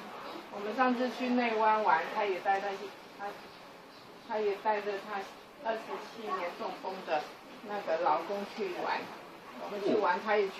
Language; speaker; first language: Chinese; native; Chinese